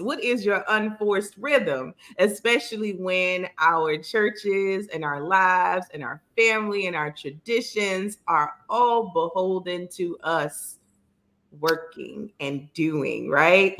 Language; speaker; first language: English; native; English